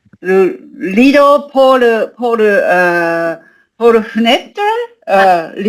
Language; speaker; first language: French; non-native, learner; Japanese